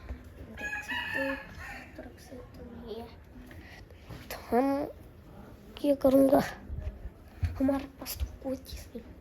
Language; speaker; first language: Hindi; non-native, learner; Bangla